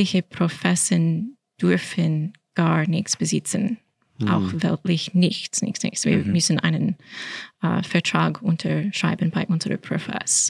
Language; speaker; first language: German; non-native, fluent; English